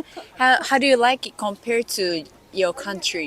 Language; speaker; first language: English; non-native, learner; Japanese